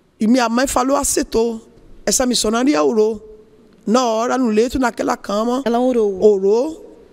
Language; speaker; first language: Portuguese; non-native, learner; Yoruba